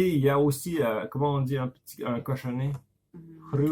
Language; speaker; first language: French; native; French